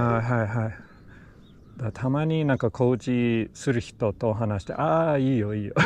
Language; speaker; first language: Japanese; non-native, learner; English